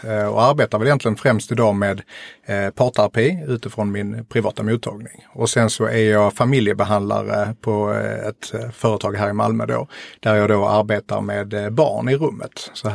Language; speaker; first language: Swedish; native; Swedish